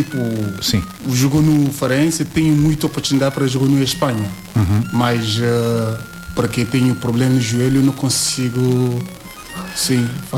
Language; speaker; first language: Portuguese; non-native, learner; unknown